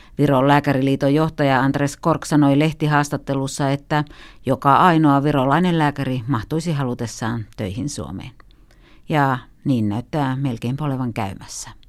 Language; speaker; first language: Finnish; native; Finnish